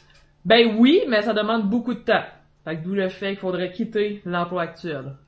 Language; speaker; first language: French; native; French